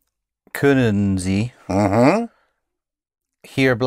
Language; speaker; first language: German; non-native, learner; English